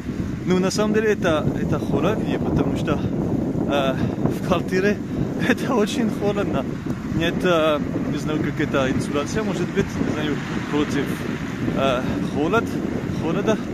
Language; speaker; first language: Russian; non-native, learner; French